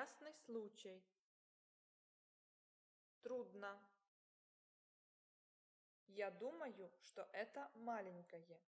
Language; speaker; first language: Russian; non-native, learner; English